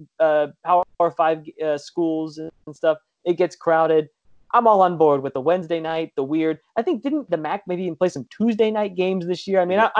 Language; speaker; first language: English; native; English